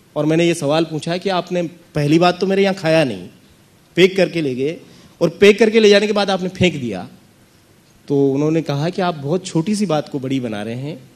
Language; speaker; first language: Hindi; native; Hindi